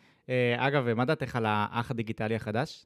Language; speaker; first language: Hebrew; native; Hebrew